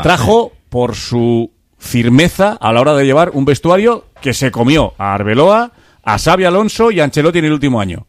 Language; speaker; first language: Spanish; native; Spanish